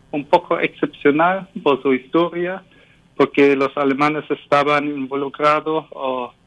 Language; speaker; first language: Spanish; non-native, fluent; German